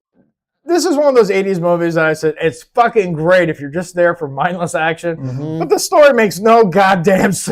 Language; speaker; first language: English; native; English